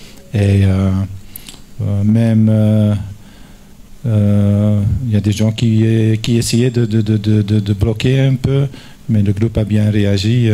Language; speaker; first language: French; non-native, learner; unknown